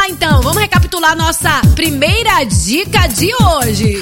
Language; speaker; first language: Portuguese; native; Portuguese